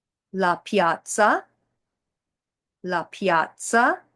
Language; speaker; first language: Italian; non-native, fluent; English